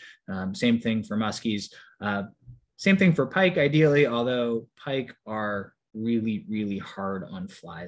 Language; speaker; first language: English; native; English